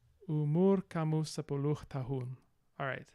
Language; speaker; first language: Indonesian; non-native, learner; English